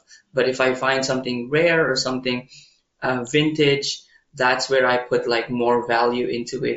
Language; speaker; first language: English; non-native, local second language; Filipino